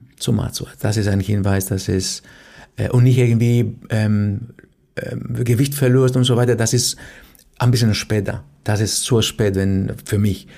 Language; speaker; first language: German; non-native, fluent; Spanish